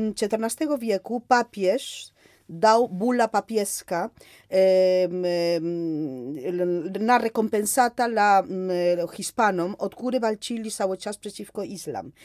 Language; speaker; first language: Polish; non-native, fluent; Spanish